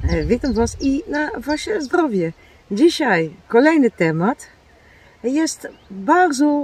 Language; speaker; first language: Polish; non-native, learner; Dutch